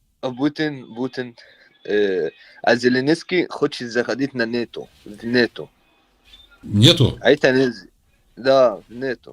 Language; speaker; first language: Russian; non-native, learner; Arabic